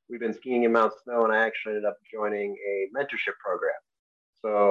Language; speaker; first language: English; native; English